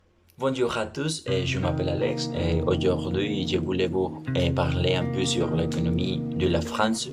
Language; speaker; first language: French; non-native, learner; Spanish